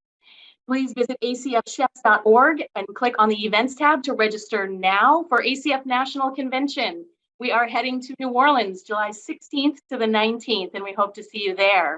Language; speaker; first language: English; native; English